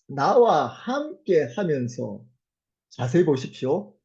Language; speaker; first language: Korean; native; Korean